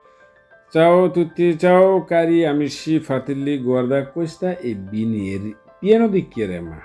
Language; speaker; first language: Italian; non-native, learner; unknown